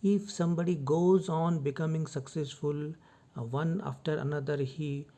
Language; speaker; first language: English; non-native, local second language; Marathi